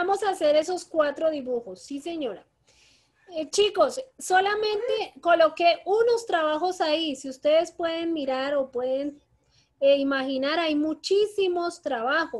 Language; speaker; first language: Spanish; native; Spanish